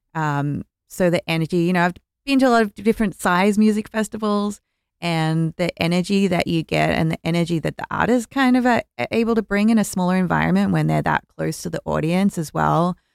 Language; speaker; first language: English; native; English